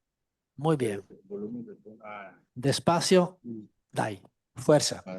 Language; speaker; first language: Spanish; non-native, fluent; Italian